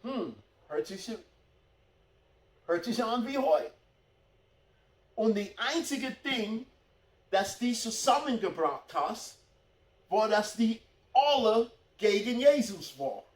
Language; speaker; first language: German; non-native, fluent; English